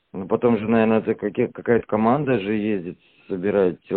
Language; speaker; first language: Russian; native; Russian